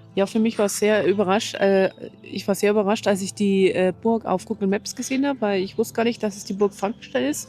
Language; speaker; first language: German; native; German